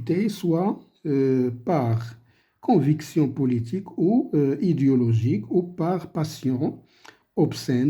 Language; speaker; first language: French; non-native, local second language; Arabic